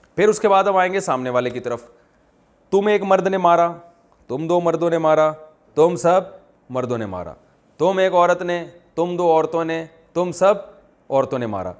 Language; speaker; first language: Urdu; native; Urdu